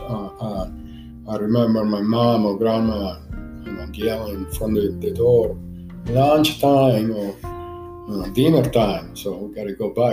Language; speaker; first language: English; non-native, learner; Spanish